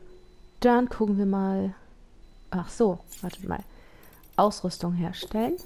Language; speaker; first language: German; native; German